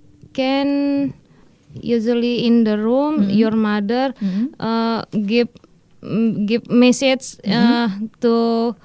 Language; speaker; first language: English; non-native, learner; Indonesian